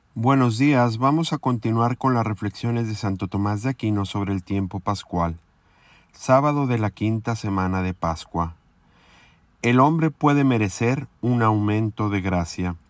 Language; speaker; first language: Spanish; native; Spanish